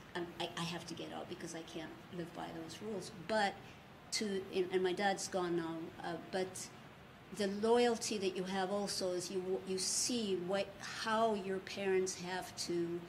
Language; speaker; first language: English; early bilingual, other home language; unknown